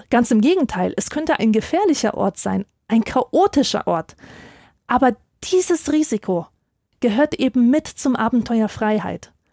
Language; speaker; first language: German; early bilingual, other home language; Polish